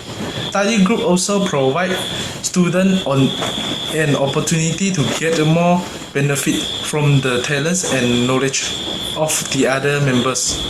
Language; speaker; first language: English; non-native, learner; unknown